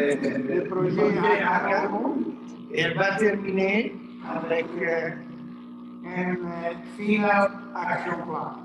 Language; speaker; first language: French; non-native, learner; Italian